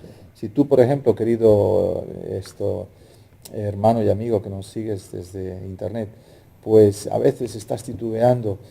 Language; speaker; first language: Spanish; native; Spanish